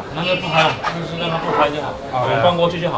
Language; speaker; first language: Chinese; native; Chinese